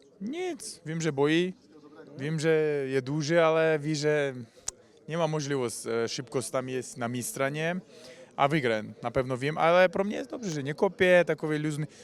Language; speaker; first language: Polish; non-native, learner; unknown